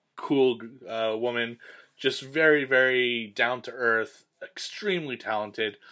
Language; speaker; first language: English; native; English